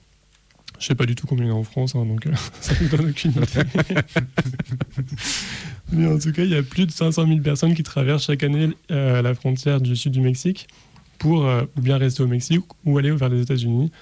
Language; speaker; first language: French; native; French